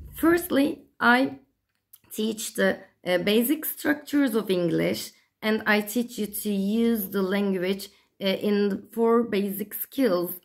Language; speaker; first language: English; non-native, fluent; Turkish